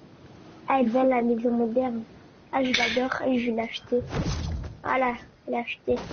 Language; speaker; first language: French; native; French